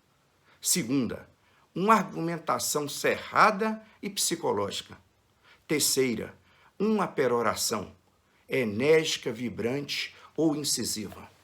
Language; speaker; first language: Portuguese; native; Portuguese